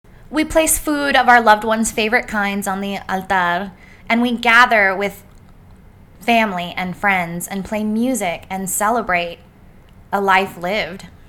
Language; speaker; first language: English; early bilingual, other home language; Spanish